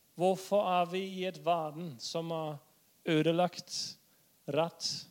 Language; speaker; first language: Norwegian; non-native, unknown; German